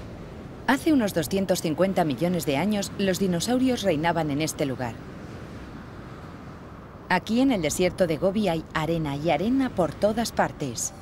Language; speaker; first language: Spanish; native; Spanish